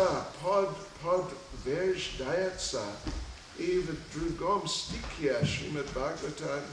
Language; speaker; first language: Russian; non-native, learner; English